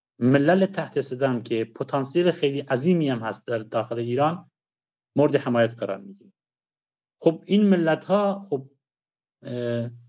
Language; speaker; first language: Persian; non-native, local second language; Kurdish